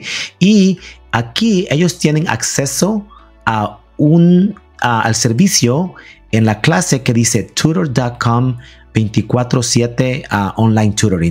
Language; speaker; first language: Spanish; early bilingual, heritage; Spanish